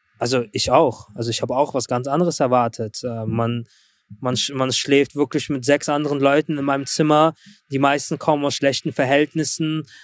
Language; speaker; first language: German; early bilingual, other home language; Russian